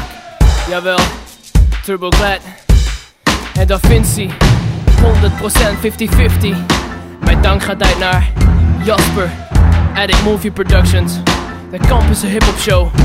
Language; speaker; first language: Dutch; native; Dutch